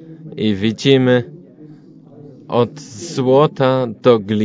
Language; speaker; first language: Polish; non-native, learner; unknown